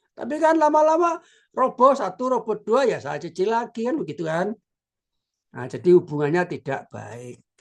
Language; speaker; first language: Indonesian; non-native, local second language; Javanese